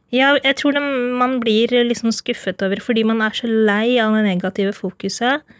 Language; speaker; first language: Norwegian; early bilingual, other home language; Urdu